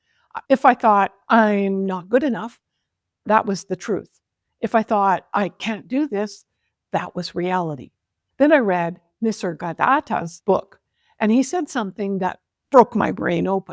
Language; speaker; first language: English; native; English